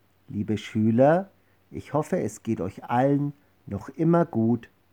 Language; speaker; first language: German; native; German